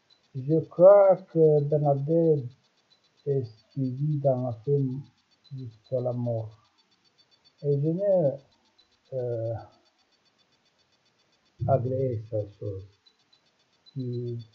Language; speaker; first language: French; non-native, learner; Romanian